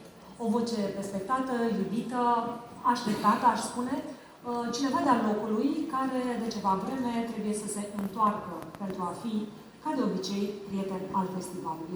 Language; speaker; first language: Romanian; native; Romanian